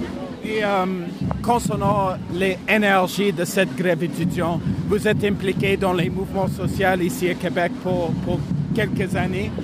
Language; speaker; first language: French; non-native, learner; English